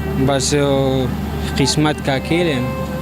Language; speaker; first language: Hindi; non-native, local second language; Pashto